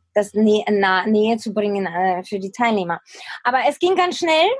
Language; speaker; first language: German; non-native, fluent; Ukrainian